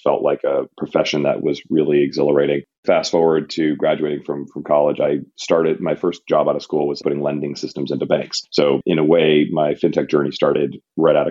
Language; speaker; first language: English; native; English